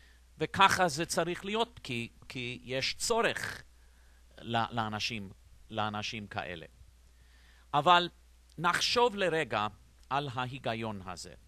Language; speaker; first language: Hebrew; non-native, fluent; English